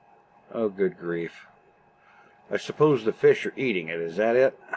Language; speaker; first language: English; native; English